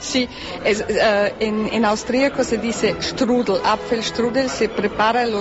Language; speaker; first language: Spanish; non-native, fluent; German